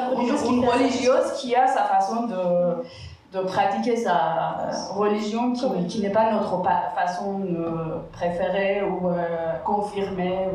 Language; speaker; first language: French; non-native, fluent; Persian